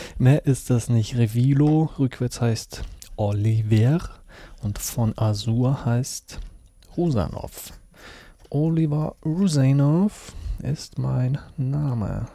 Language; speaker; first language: German; early bilingual, other home language; Russian